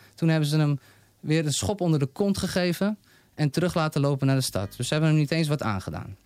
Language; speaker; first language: Dutch; non-native, fluent; Persian